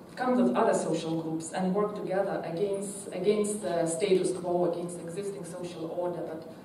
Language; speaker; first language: English; non-native, fluent; Lithuanian